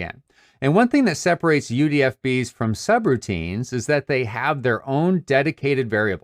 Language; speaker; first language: English; native; English